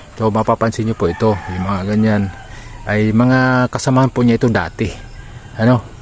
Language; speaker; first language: Filipino; non-native, local second language; Cebuano